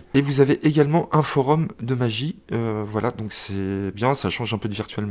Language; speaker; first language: French; native; French